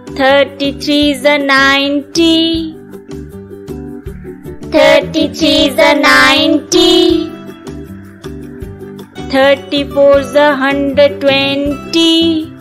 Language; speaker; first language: English; non-native, local second language; Hindi